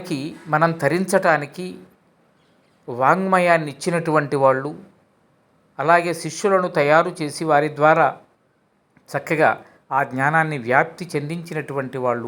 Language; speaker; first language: Telugu; native; Telugu